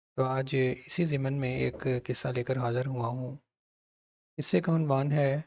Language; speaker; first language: Urdu; non-native, local second language; Punjabi